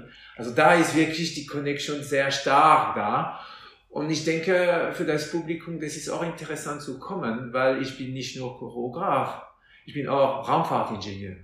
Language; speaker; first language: German; non-native, fluent; French